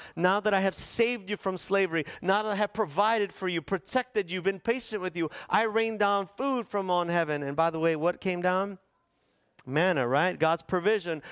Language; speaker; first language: English; early bilingual, other home language; Spanish